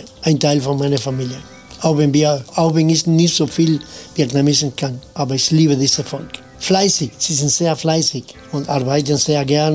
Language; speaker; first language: German; non-native, learner; Spanish